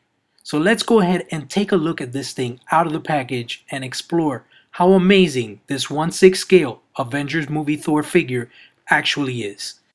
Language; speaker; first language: English; native; English